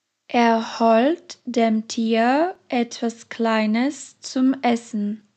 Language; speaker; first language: German; non-native, fluent; Slovak